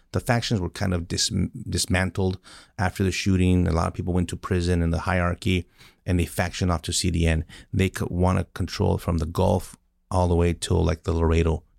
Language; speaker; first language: English; early bilingual, other home language; Spanish